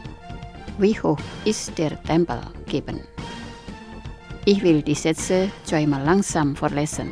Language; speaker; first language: German; non-native, fluent; Indonesian